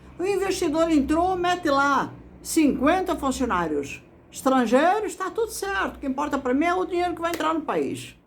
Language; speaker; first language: Portuguese; native; Portuguese